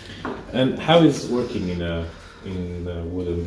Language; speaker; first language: English; non-native, learner; Romanian